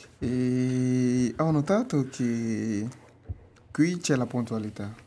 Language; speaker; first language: Italian; non-native, learner; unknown